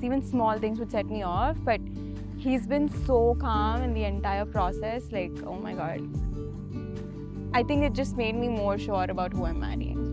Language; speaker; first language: English; early bilingual, other home language; Telugu